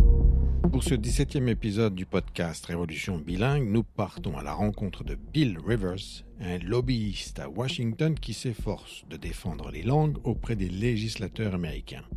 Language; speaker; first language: French; native; French